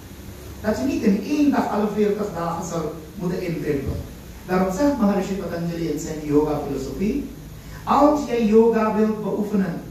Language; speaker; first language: Dutch; non-native, local second language; Caribbean Hindustani